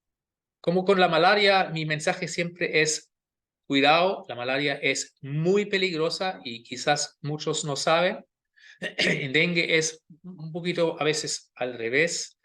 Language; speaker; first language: Spanish; non-native, fluent; German